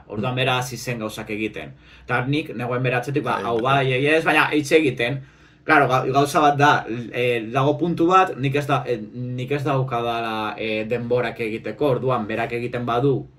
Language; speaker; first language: Basque; non-native, local second language; Spanish